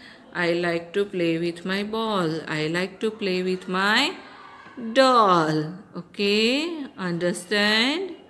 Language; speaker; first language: English; non-native, local second language; Hindi